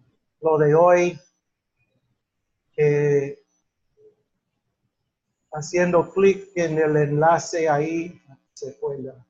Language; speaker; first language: Spanish; non-native, fluent; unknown